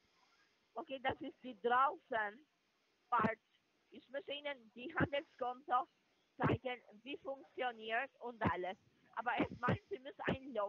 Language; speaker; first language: German; non-native, learner; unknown